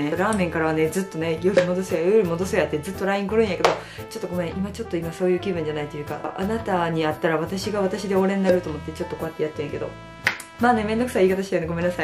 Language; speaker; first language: Japanese; native; Japanese